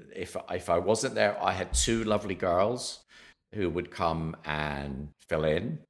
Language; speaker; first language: English; native; English